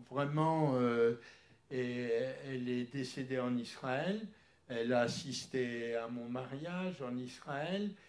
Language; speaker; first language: French; early bilingual, other home language; Yiddish